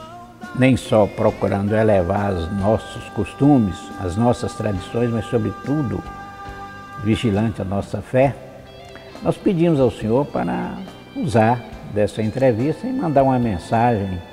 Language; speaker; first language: Portuguese; native; Portuguese